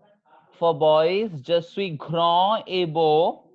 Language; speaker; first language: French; non-native, fluent; Hindi